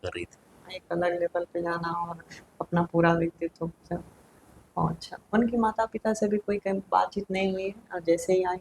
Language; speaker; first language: Hindi; native; Hindi